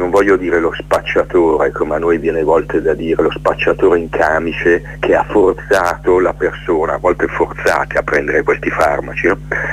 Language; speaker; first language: Italian; native; Italian